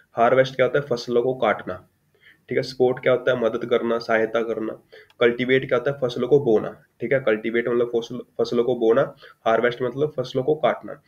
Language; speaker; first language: Hindi; non-native, local second language; Punjabi